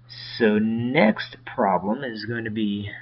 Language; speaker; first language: English; native; English